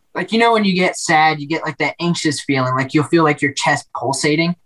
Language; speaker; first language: English; native; English